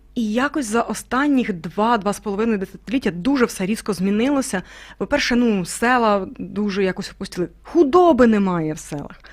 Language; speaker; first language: Ukrainian; native; Ukrainian